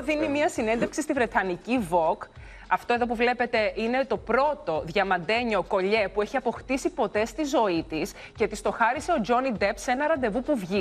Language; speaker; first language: Greek; native; Greek